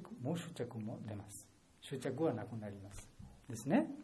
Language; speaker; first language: Japanese; non-native, learner; Bangla